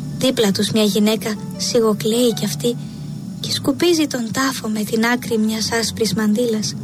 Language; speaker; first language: Greek; native; Greek